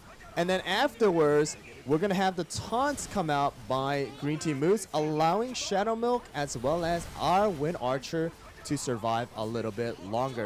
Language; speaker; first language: English; native; English